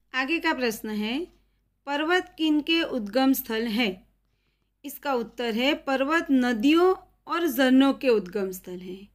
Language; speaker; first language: Hindi; non-native, local second language; Gujarati